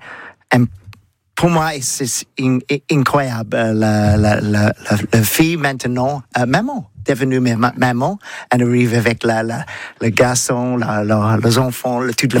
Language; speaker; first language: French; non-native, learner; English